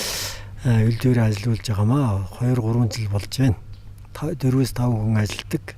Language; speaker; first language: Mongolian; non-native, local second language; Kazakh